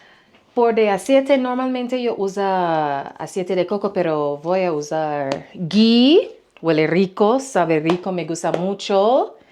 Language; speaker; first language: Spanish; non-native, learner; English